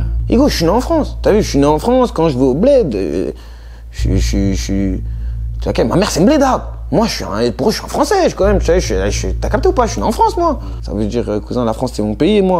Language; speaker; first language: French; native; French